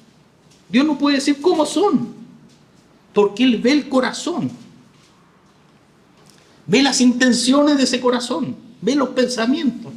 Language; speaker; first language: Spanish; native; Spanish